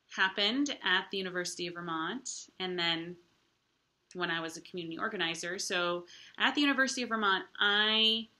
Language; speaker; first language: English; native; English